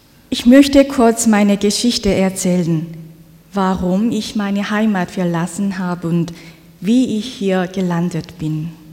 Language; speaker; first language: German; non-native, fluent; Korean